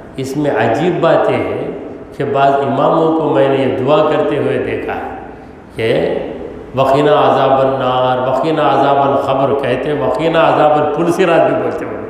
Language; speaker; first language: Urdu; native; Urdu